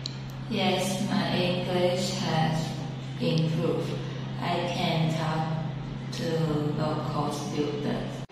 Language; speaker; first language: English; non-native, learner; Chinese